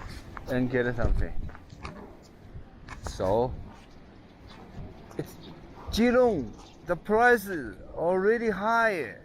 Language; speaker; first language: English; non-native, learner; Tibetan